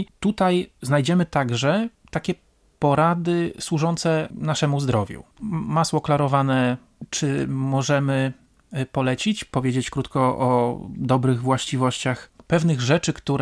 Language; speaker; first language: Polish; native; Polish